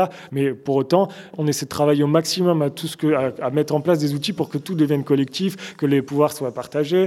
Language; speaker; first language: French; native; French